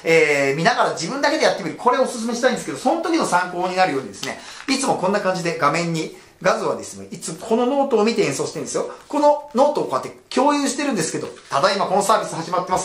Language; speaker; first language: Japanese; native; Japanese